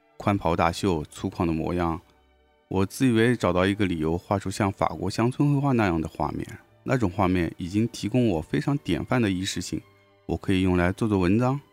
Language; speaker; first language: Chinese; native; Chinese